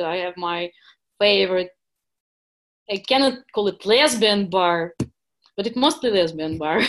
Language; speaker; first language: English; non-native, fluent; Russian